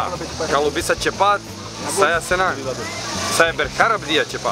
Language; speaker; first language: Indonesian; non-native, learner; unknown